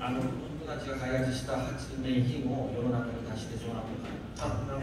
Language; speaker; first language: Japanese; non-native, fluent; Korean